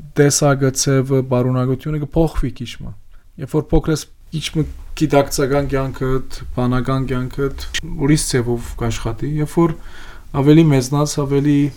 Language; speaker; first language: Armenian; early bilingual, heritage; Armenian